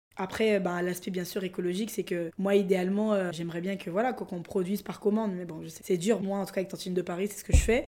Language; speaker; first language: French; non-native, local second language; Lingala